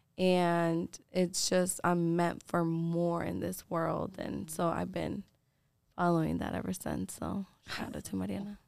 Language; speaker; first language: English; early bilingual, other home language; Spanish